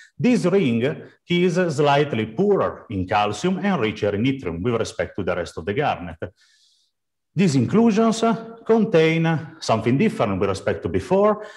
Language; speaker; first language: English; non-native, fluent; Italian